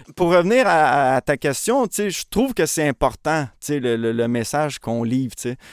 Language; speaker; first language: French; early bilingual, other home language; Spanish